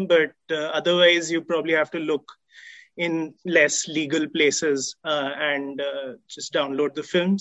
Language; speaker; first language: English; non-native, local second language; Hindi